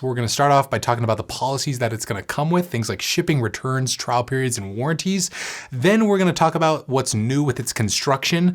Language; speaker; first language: English; native; English